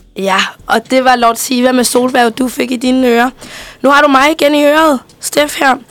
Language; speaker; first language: Danish; early bilingual, other home language; Spanish